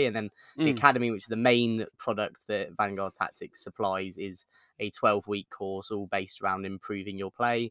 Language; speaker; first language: English; native; English